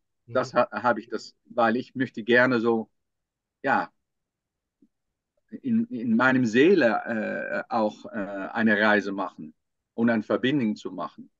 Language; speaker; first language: German; non-native, fluent; Dutch